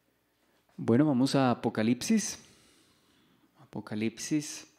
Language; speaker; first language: Spanish; native; Spanish